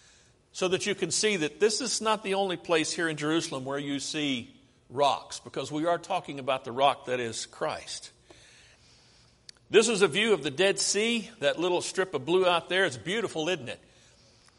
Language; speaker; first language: English; native; English